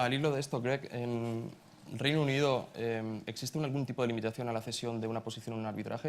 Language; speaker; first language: Spanish; native; Spanish